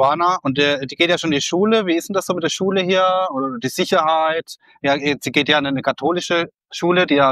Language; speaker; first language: German; native; German